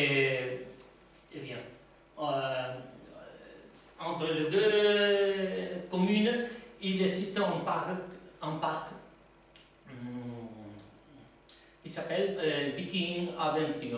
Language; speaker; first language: French; non-native, learner; Spanish